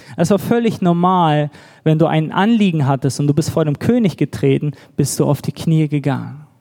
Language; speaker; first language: German; native; German